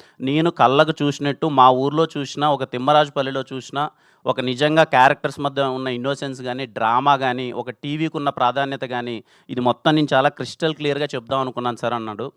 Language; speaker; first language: Telugu; native; Telugu